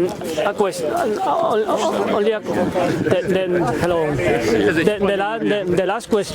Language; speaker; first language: English; non-native, learner; Spanish